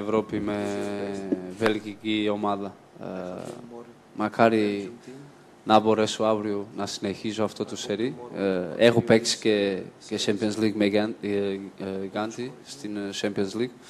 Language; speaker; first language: Greek; non-native, fluent; Portuguese